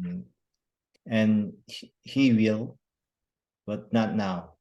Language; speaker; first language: English; non-native, learner; Korean